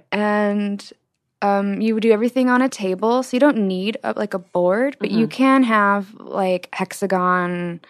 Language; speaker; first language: English; native; English